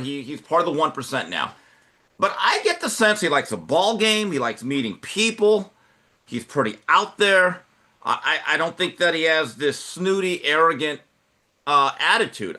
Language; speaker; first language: English; native; English